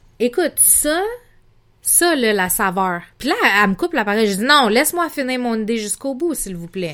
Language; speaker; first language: French; native; French